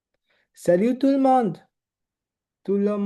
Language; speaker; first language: French; non-native, learner; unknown